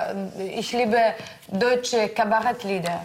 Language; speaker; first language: German; non-native, learner; Russian